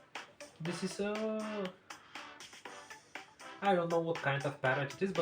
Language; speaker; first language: English; non-native, learner; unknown